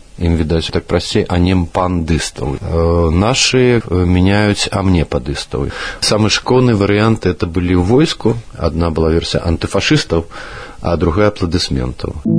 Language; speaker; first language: Belarusian; non-native, local second language; Russian